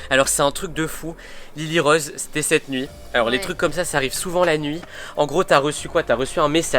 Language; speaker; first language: French; native; French